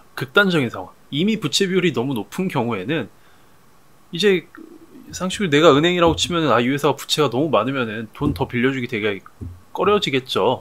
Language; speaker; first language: Korean; native; Korean